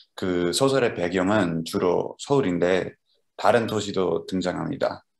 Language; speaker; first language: Korean; non-native, learner; Dutch